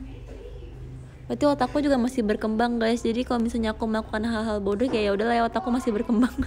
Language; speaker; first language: Indonesian; native; Indonesian